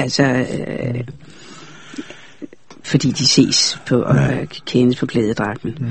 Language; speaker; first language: Danish; native; Danish